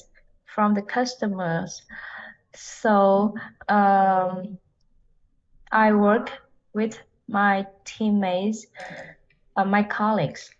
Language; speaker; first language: English; non-native, learner; Vietnamese